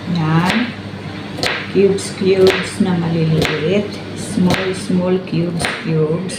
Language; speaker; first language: Filipino; non-native, local second language; Cebuano